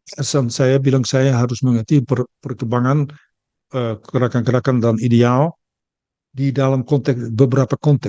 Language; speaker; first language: Indonesian; early bilingual, heritage; Dutch